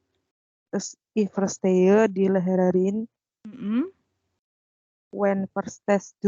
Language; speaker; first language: German; non-native, learner; Indonesian